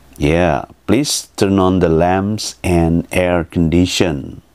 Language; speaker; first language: English; non-native, fluent; Indonesian